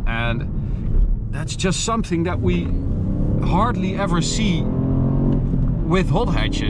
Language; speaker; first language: English; non-native, fluent; Dutch